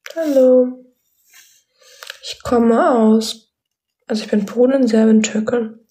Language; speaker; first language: German; early bilingual, other home language; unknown